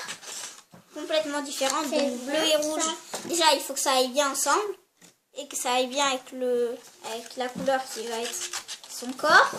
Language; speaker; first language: French; native; French